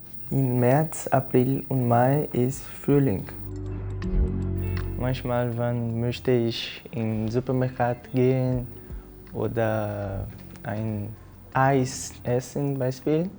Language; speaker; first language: German; non-native, learner; Portuguese